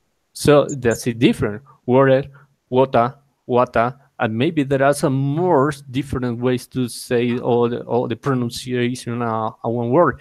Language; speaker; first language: English; non-native, learner; Spanish